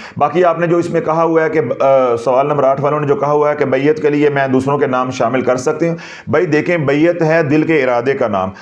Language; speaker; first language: Urdu; non-native, local second language; Punjabi